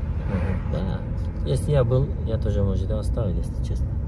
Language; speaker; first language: Russian; non-native, learner; Turkish